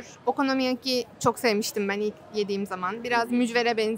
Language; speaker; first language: Turkish; native; Turkish